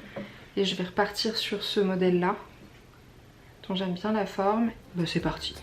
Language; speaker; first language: French; native; French